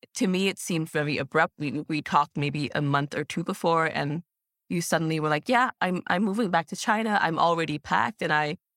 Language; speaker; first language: English; native; English